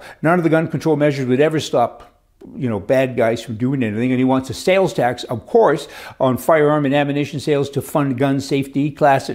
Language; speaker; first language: English; native; English